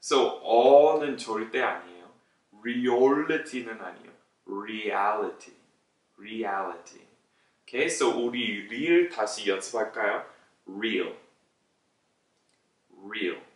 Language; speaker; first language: Korean; non-native, fluent; English